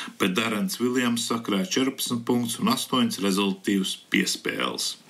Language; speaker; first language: Latvian; early bilingual, heritage; Latvian